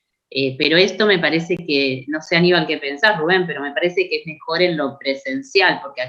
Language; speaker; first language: Spanish; native; Spanish